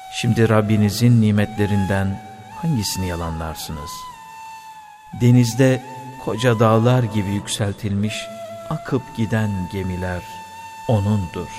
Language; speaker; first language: Turkish; native; Turkish